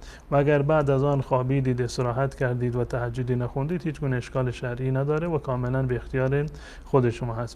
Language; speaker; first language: Persian; native; Persian